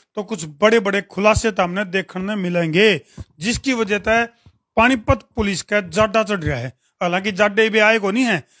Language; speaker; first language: Hindi; native; Hindi